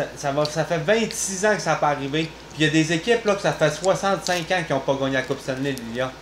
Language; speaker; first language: French; native; French